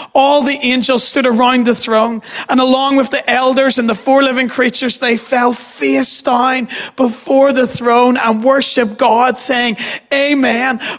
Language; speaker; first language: English; native; English